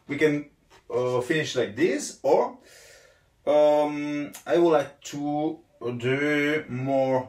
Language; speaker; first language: English; non-native, learner; Italian